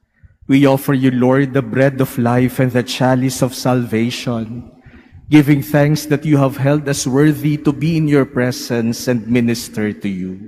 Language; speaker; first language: English; non-native, local second language; Filipino